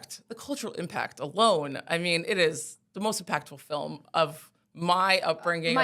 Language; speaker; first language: English; native; English